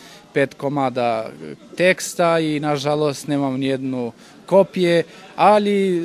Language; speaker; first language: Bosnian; non-native, local second language; Albanian